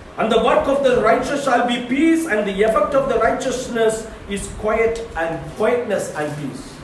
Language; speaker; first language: English; non-native, local second language; Hindi